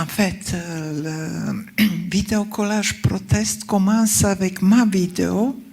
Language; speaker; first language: French; non-native, fluent; Croatian